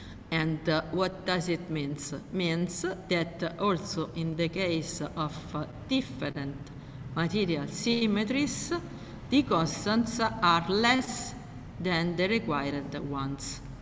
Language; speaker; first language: English; non-native, fluent; Italian